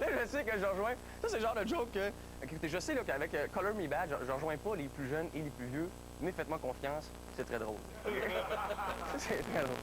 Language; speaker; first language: French; native; French